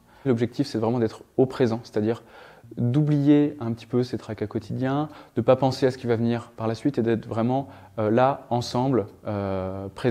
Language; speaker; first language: French; native; French